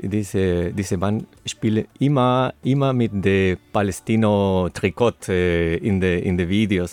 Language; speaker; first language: German; non-native, learner; Spanish